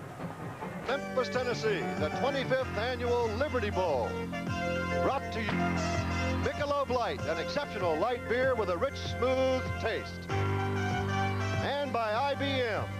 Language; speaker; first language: English; native; English